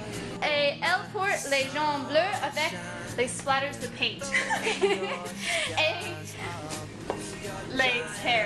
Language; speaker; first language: French; non-native, learner; English